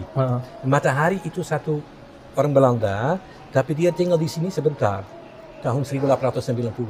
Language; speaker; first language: Indonesian; non-native, fluent; Dutch